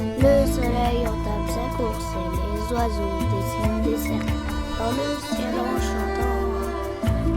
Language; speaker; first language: French; native; French